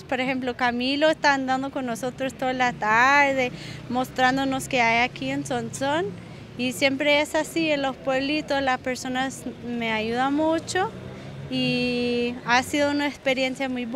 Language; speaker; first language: Spanish; non-native, fluent; English